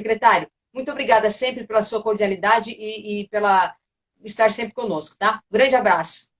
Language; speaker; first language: Portuguese; native; Portuguese